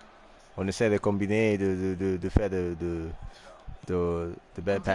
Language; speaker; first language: French; non-native, fluent; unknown